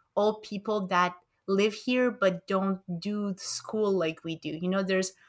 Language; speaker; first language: English; early bilingual, other home language; Romanian